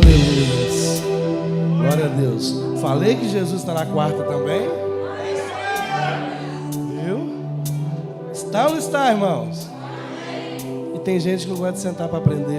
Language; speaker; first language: Portuguese; native; Portuguese